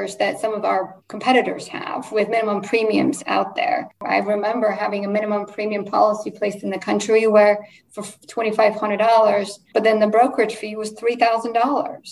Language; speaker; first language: English; non-native, fluent; Polish